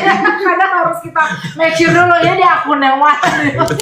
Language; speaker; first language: Indonesian; native; Indonesian